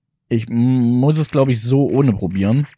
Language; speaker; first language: German; native; German